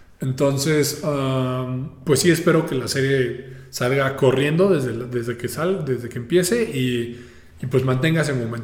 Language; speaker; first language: Spanish; native; Spanish